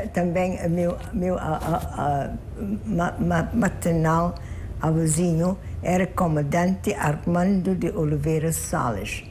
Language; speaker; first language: Portuguese; early bilingual, heritage; Portuguese